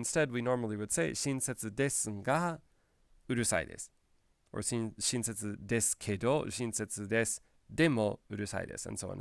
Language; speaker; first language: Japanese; non-native, fluent; English